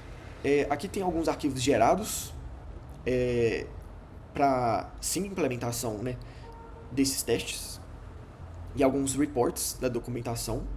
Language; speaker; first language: Portuguese; native; Portuguese